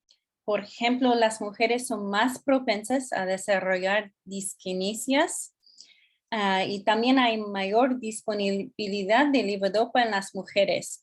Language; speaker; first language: Spanish; non-native, fluent; English